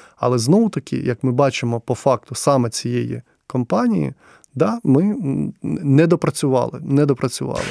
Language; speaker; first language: Ukrainian; non-native, local second language; Russian